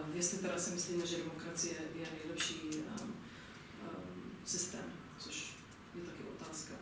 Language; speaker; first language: Czech; non-native, fluent; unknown